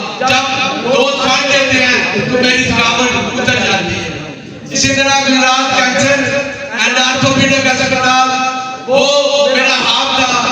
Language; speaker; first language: Urdu; native; Urdu